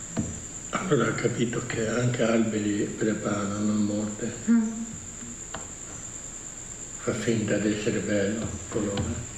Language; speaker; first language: Italian; non-native, fluent; Tibetan